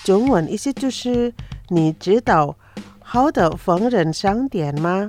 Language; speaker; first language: Chinese; non-native, fluent; Indonesian